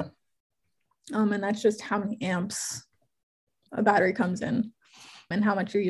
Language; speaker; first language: English; native; English